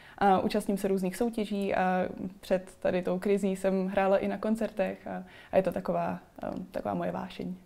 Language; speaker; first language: Czech; native; Czech